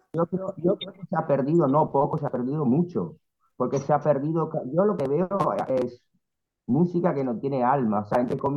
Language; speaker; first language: Spanish; non-native, fluent; Italian